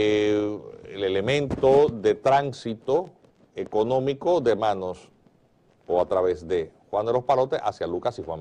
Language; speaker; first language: Spanish; native; Spanish